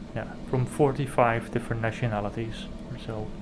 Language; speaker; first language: English; non-native, fluent; Dutch